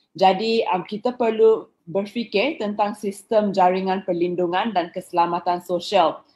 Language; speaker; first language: Malay; non-native, local second language; English